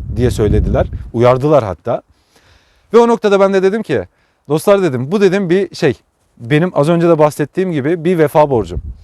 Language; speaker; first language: Turkish; native; Turkish